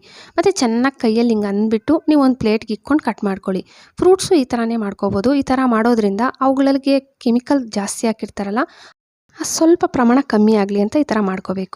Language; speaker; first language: Kannada; native; Kannada